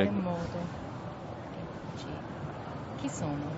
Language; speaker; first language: Italian; non-native, local second language; German